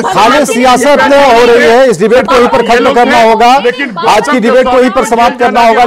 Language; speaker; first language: Hindi; native; Hindi